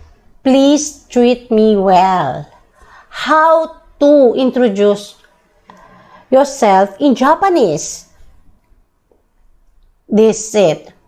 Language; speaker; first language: English; non-native, local second language; Filipino